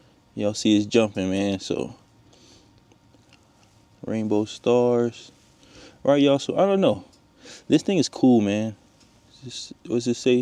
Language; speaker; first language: English; native; English